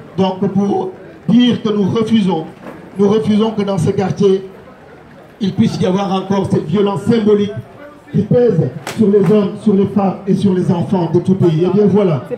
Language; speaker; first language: French; non-native, local second language; Wolof